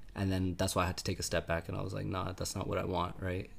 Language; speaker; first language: English; native; English